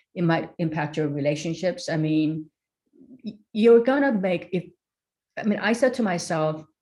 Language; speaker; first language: English; early bilingual, other home language; Korean